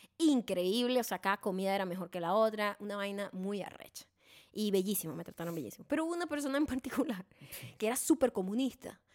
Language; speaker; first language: Spanish; native; Spanish